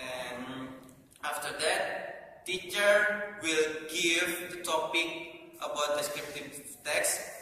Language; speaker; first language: English; non-native, learner; Indonesian